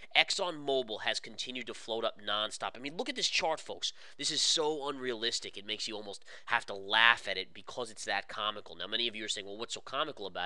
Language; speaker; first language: English; native; English